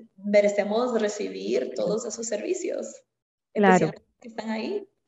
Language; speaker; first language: Spanish; native; Spanish